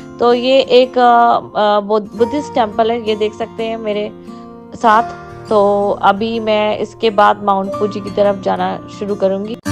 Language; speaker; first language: Hindi; native; Hindi